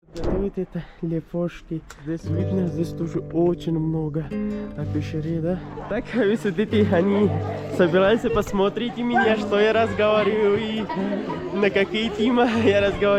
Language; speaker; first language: Russian; non-native, learner; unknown